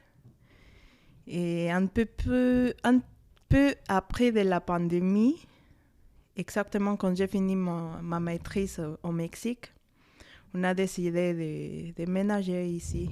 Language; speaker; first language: French; non-native, fluent; Spanish